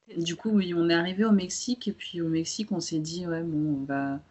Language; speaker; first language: French; early bilingual, other home language; Romanian